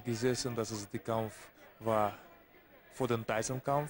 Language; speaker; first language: German; non-native, learner; Russian